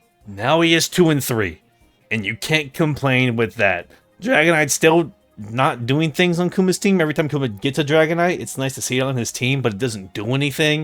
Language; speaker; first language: English; native; English